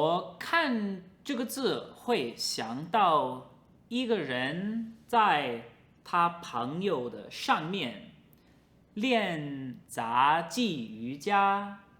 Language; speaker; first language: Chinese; non-native, fluent; English